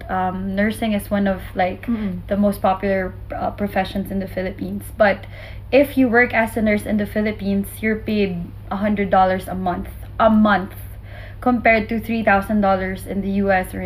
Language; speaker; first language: English; non-native, local second language; Filipino